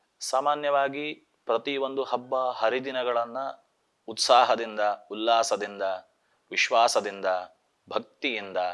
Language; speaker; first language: Kannada; non-native, local second language; Tulu